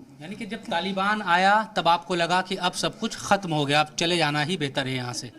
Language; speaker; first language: Hindi; native; Hindi